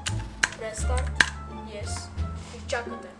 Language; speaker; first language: Bulgarian; early bilingual, heritage; Bulgarian